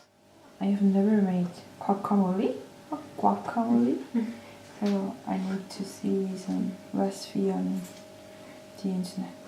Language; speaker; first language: English; non-native, learner; Korean